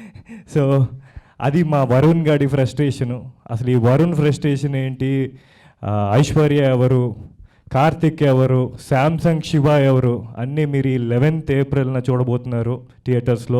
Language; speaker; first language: Telugu; native; Telugu